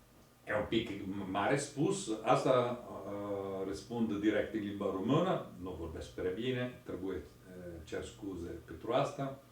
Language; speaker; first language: Romanian; non-native, learner; Italian